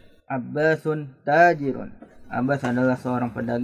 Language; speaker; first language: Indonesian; native; Indonesian